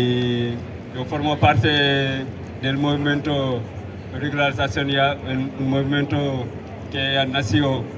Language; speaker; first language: Spanish; non-native, fluent; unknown